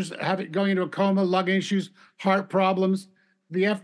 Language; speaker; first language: English; native; English